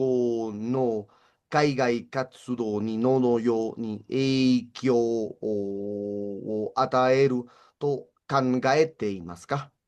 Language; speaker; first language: Japanese; non-native, learner; Spanish